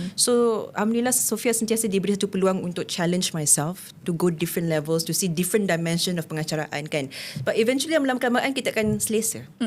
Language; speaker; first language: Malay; non-native, local second language; English